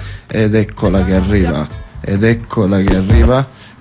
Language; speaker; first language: Italian; native; Italian